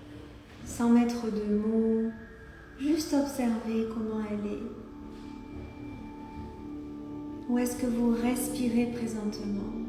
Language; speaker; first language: French; native; French